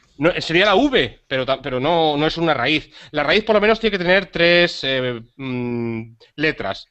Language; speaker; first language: Spanish; native; Spanish